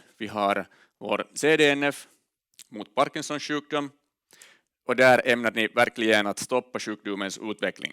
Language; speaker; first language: Swedish; non-native, local second language; Finnish